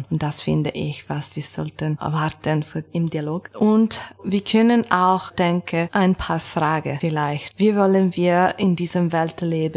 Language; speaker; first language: German; non-native, learner; Italian